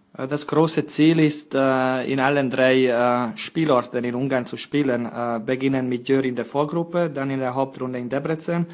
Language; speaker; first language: German; non-native, fluent; Hungarian